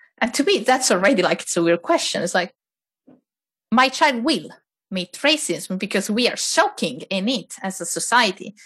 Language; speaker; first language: English; non-native, fluent; Italian